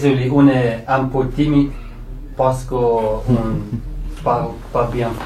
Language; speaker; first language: French; non-native, learner; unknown